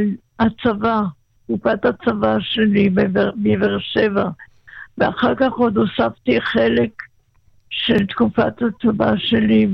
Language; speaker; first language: Hebrew; non-native, local second language; German